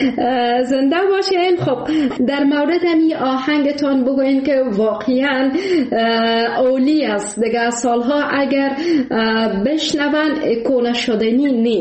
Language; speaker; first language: Persian; native; Persian